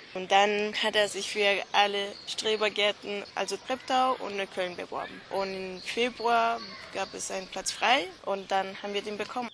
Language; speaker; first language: German; early bilingual, heritage; German